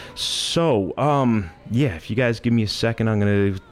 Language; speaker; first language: English; native; English